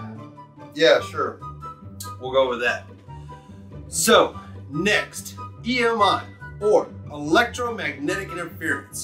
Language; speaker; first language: English; native; English